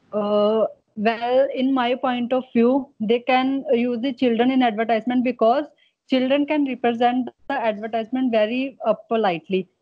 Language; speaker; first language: English; non-native, local second language; Punjabi